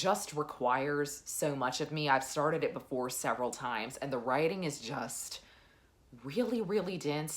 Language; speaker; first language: English; native; English